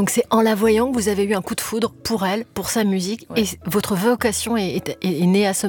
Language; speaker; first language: French; native; French